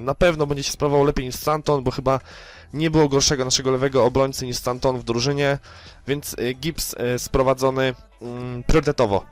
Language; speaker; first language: Polish; native; Polish